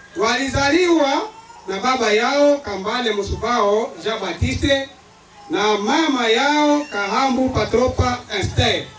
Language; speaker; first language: Swahili; non-native, local second language; Nande